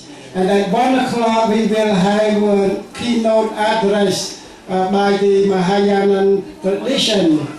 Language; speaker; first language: English; non-native, fluent; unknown